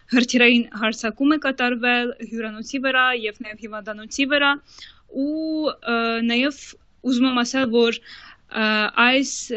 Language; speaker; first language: Armenian; early bilingual, heritage; Armenian